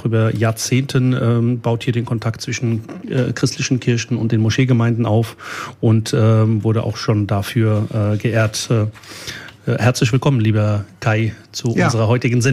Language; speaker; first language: German; early bilingual, other home language; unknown